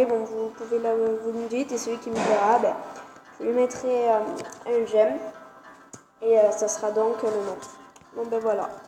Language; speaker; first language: French; native; French